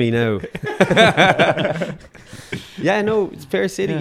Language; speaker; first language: English; native; English